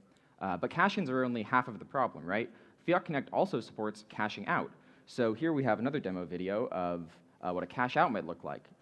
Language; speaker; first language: English; native; English